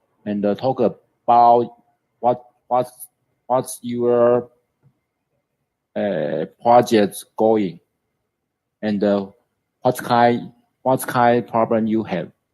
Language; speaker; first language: English; non-native, learner; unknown